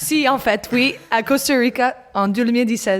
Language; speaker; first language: French; non-native, learner; English